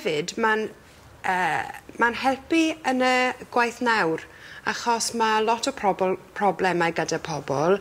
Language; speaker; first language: Welsh; non-native, learner; English